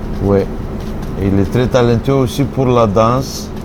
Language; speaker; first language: French; non-native, fluent; Romanian